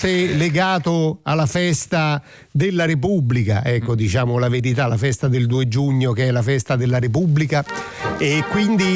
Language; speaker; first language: Italian; native; Italian